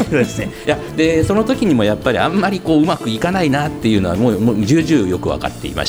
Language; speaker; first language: Japanese; native; Japanese